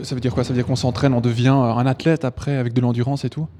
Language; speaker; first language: French; native; French